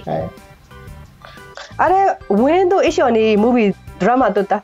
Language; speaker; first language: Japanese; non-native, fluent; Burmese